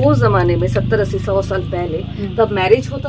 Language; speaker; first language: Hindi; native; Hindi